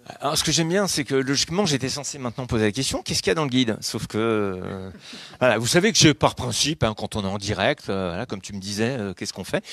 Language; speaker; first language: French; native; French